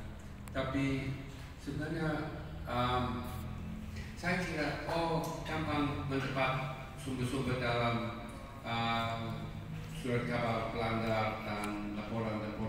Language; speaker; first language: Indonesian; non-native, fluent; English